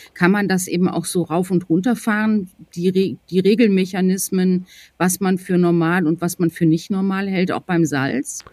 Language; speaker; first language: German; native; German